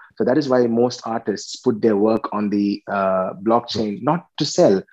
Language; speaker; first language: English; non-native, local second language; Tamil